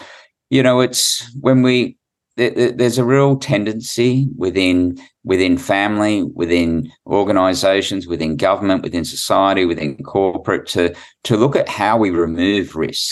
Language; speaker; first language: English; native; English